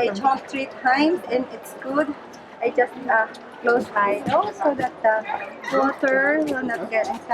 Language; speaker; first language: English; non-native, local second language; Filipino